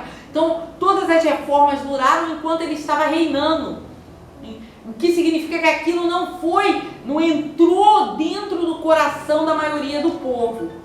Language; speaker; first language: Portuguese; native; Portuguese